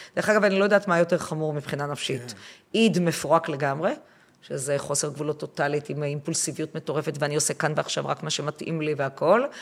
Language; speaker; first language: Hebrew; native; Hebrew